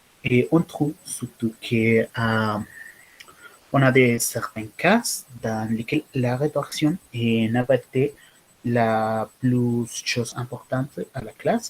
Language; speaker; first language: French; non-native, learner; Spanish